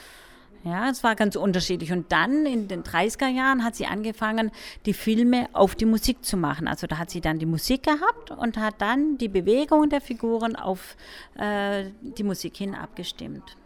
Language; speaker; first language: German; native; German